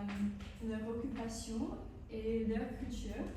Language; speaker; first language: French; non-native, fluent; English